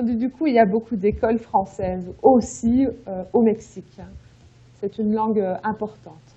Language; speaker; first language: French; native; French